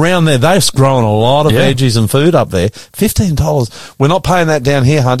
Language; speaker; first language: English; native; English